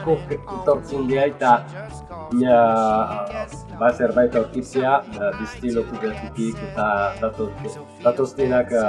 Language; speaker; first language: Basque; non-native, learner; Arabic